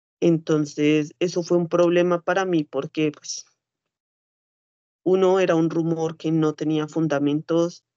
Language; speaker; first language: Spanish; native; Spanish